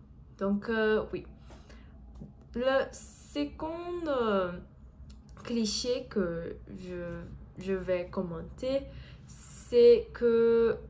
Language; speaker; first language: French; non-native, learner; Portuguese